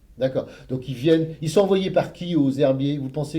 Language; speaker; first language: French; native; French